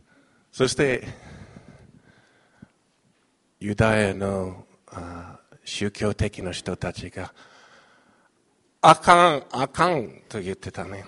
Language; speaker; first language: Japanese; non-native, fluent; Chinese